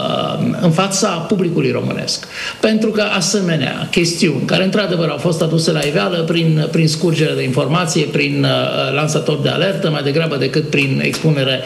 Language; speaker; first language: Romanian; native; Romanian